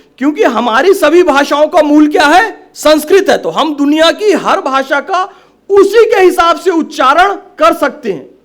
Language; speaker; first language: Hindi; native; Hindi